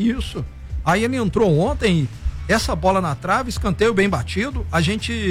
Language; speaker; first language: Portuguese; native; Portuguese